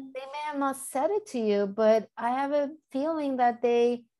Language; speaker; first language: English; early bilingual, other home language; Turkish